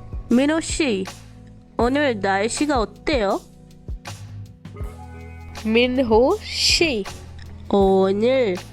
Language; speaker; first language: Korean; non-native, fluent; Hindi